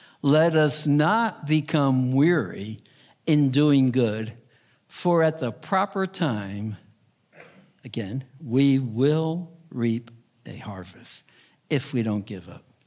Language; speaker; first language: English; native; English